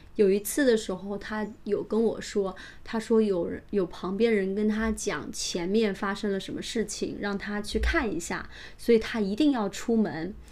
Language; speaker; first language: Chinese; native; Chinese